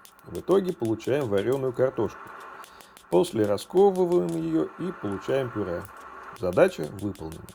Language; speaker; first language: Russian; native; Russian